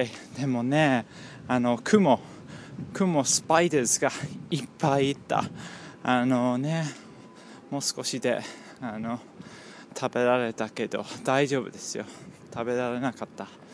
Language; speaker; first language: Japanese; non-native, learner; English